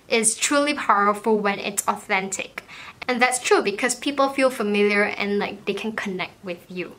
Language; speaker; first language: English; native; English